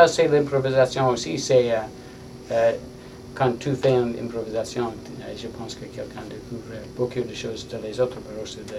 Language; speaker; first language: French; non-native, learner; English